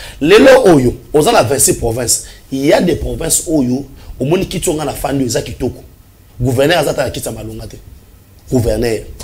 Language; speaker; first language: Lingala; non-native, local second language; Swahili